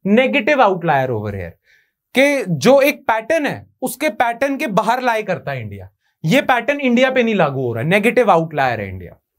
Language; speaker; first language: Hindi; native; Hindi